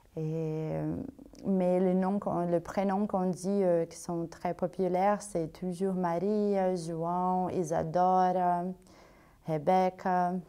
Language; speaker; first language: French; non-native, fluent; Portuguese